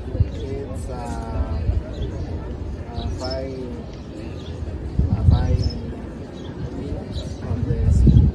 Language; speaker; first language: English; non-native, learner; Spanish